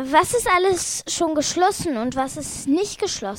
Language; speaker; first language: German; native; German